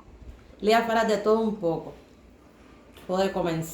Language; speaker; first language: Portuguese; non-native, fluent; Spanish